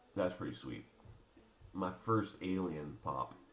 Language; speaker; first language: English; native; English